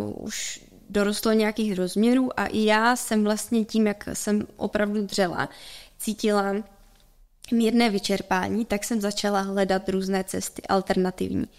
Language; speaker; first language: Czech; native; Czech